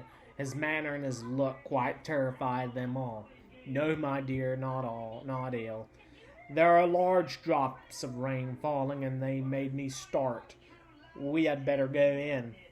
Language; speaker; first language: English; native; English